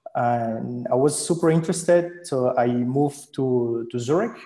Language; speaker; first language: English; non-native, fluent; Spanish